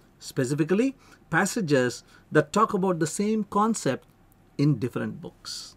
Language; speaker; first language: English; non-native, local second language; Tamil